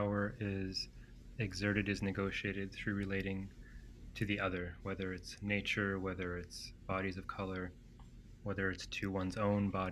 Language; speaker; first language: English; non-native, fluent; Greek